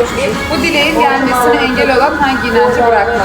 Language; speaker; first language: Turkish; native; Turkish